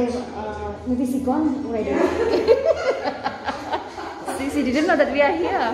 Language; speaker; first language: English; non-native, learner; Indonesian